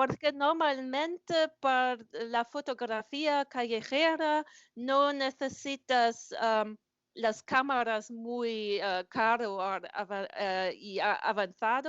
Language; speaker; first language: Spanish; non-native, learner; German